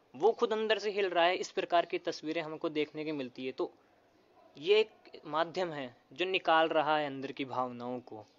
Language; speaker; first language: Hindi; native; Hindi